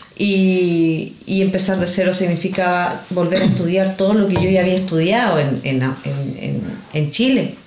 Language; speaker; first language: Spanish; native; Spanish